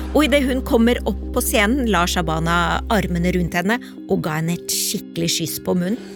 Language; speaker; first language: Norwegian; native; Norwegian